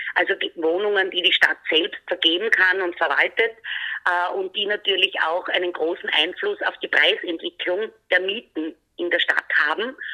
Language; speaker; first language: German; native; German